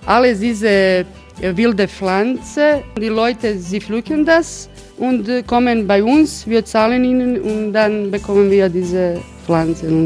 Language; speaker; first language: German; non-native, learner; Croatian